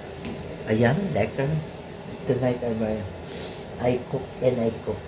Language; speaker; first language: English; non-native, learner; Filipino